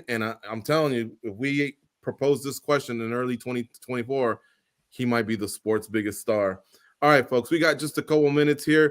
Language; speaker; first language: English; native; English